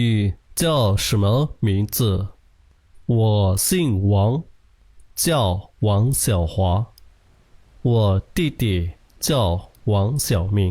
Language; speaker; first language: Chinese; non-native, fluent; Shan